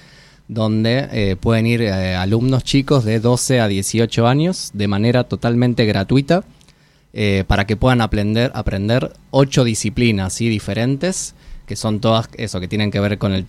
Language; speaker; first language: Spanish; native; Spanish